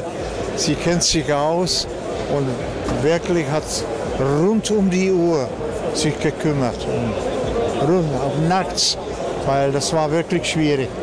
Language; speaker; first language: German; non-native, fluent; Czech